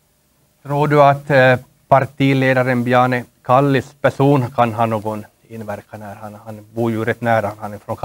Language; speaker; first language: Swedish; native; Swedish